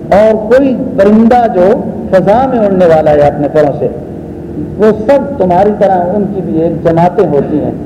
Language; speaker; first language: Urdu; native; Urdu